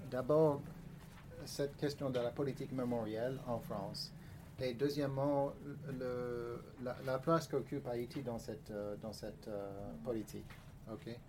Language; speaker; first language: French; non-native, fluent; English